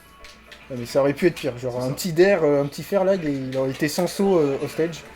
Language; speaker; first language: French; native; French